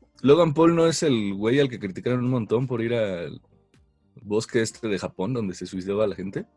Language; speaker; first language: Spanish; native; Spanish